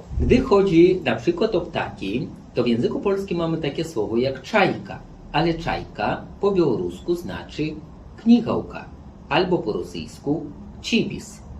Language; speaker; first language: Polish; non-native, fluent; Belarusian